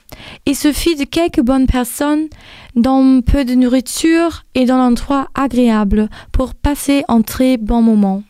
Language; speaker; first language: French; non-native, learner; German